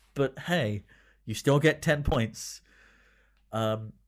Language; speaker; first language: English; native; English